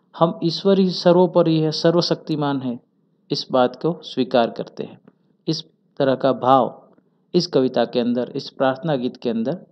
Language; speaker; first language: Hindi; non-native, local second language; Gujarati